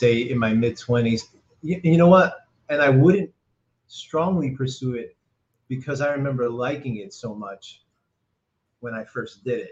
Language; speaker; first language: English; native; English